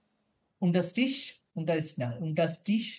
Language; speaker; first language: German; non-native, fluent; Bangla